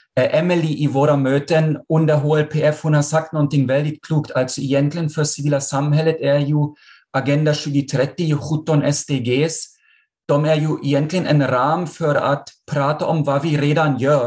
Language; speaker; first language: Swedish; non-native, fluent; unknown